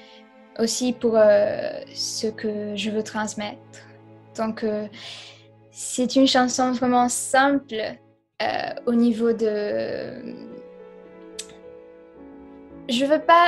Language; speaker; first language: French; non-native, fluent; Italian